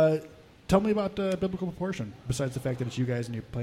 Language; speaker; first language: English; native; English